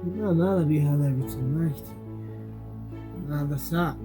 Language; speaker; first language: Arabic; native; Arabic